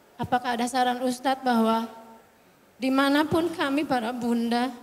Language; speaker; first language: Indonesian; native; Indonesian